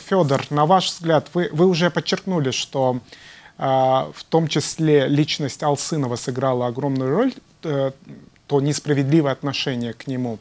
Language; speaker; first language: Russian; native; Russian